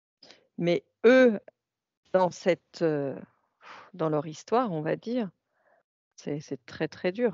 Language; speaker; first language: French; native; French